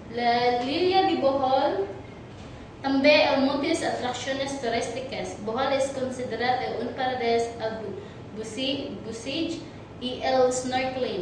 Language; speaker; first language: Catalan; non-native, learner; Cebuano